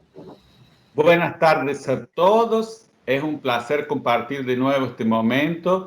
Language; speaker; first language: Spanish; native; Spanish